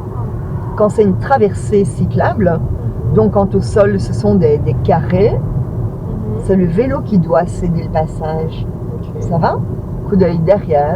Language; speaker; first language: French; native; French